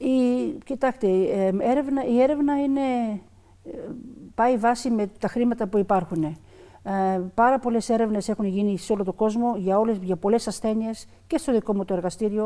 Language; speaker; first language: Greek; early bilingual, other home language; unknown